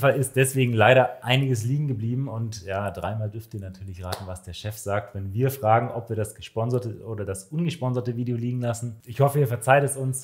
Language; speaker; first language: German; native; German